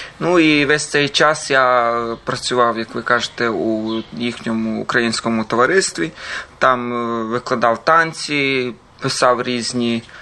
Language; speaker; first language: Ukrainian; early bilingual, heritage; Croatian